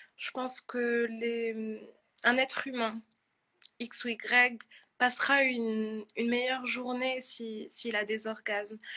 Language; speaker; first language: French; non-native, local second language; Arabic